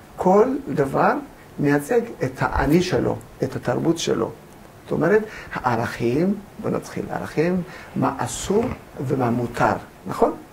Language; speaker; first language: Hebrew; non-native, fluent; Amharic